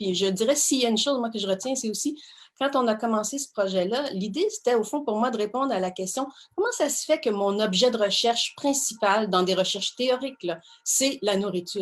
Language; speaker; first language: French; native; French